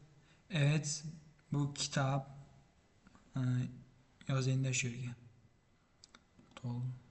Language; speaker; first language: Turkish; non-native, fluent; Uzbek